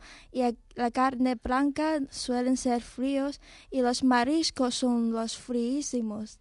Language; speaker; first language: Spanish; non-native, fluent; Chinese